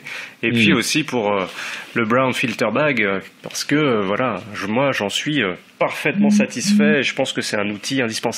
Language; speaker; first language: French; native; French